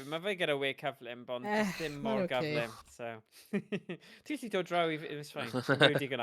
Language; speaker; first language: Welsh; native; Welsh